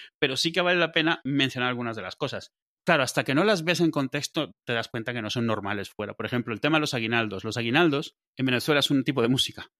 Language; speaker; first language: Spanish; native; Spanish